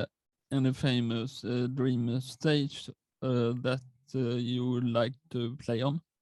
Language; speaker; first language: English; non-native, learner; Swedish